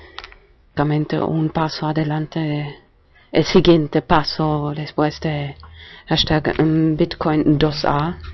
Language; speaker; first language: Spanish; non-native, fluent; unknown